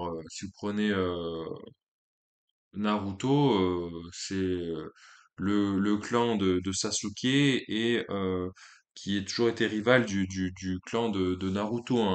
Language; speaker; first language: French; native; French